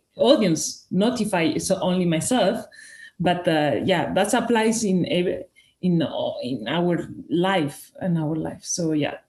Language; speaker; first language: English; non-native, fluent; Spanish